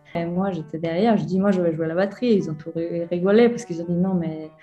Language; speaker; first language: French; non-native, learner; Croatian